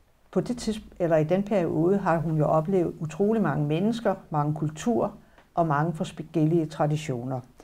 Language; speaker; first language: Danish; native; Danish